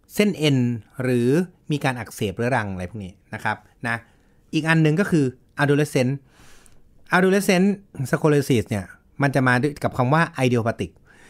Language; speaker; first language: Thai; native; Thai